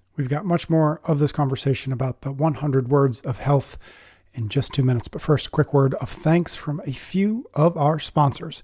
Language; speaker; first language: English; native; English